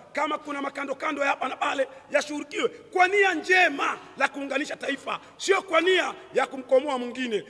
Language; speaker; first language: Swahili; native; Swahili